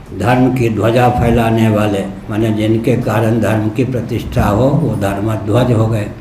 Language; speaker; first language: Hindi; non-native, local second language; Maithili